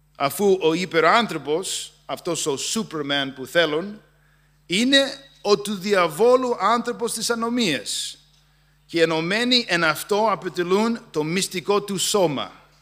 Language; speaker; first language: Greek; non-native, fluent; English